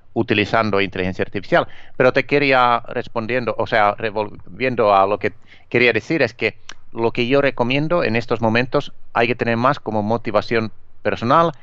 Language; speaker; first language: Spanish; non-native, fluent; Finnish